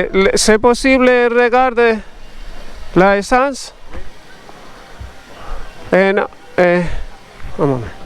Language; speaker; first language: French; non-native, learner; Spanish